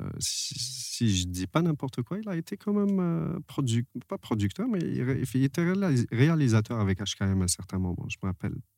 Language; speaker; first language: French; non-native, local second language; Arabic